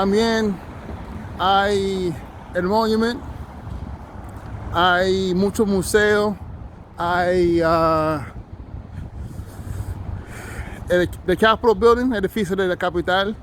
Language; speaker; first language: Spanish; non-native, learner; English